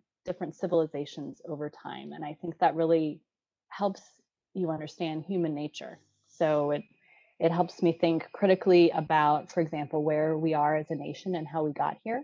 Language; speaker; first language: English; native; English